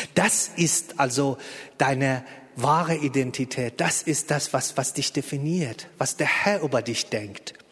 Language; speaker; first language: German; non-native, fluent; Persian